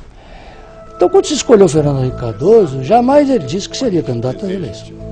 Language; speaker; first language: Portuguese; native; Portuguese